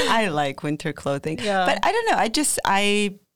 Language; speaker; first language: English; non-native, fluent; Georgian